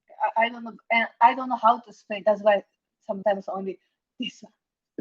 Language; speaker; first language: English; non-native, learner; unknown